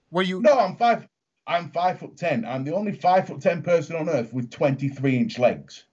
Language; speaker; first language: English; native; English